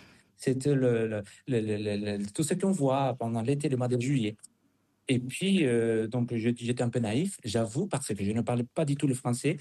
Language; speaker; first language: French; non-native, fluent; Spanish